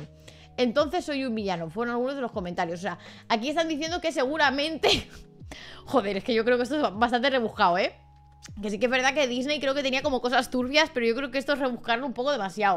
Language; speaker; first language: Spanish; native; Spanish